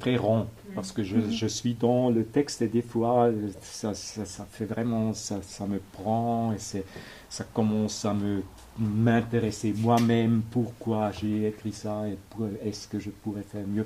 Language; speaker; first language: French; non-native, local second language; German